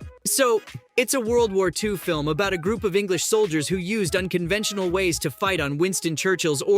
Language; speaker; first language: English; native; English